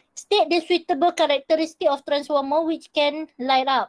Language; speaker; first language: English; non-native, local second language; Malay